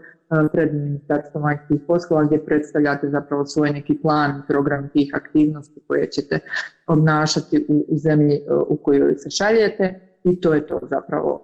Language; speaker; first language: Serbian; native; Serbian